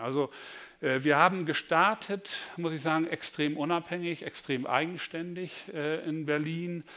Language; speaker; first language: German; native; German